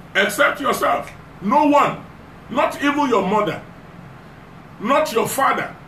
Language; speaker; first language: English; non-native, local second language; Yoruba